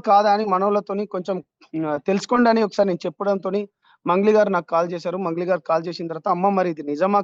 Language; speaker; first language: Telugu; non-native, local second language; Lambadi